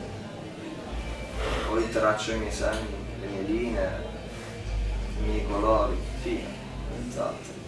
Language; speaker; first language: Italian; native; Italian